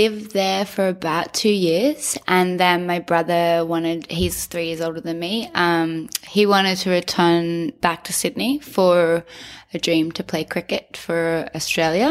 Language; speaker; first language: English; native; English